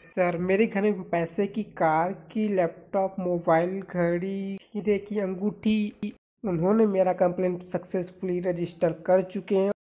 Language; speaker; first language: Hindi; native; Hindi